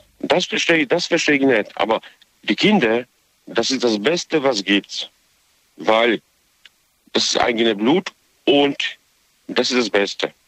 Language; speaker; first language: German; non-native, learner; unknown